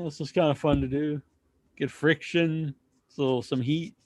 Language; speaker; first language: English; native; English